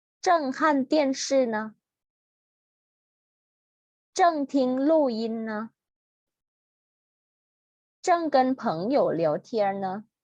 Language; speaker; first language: Chinese; non-native, fluent; Thai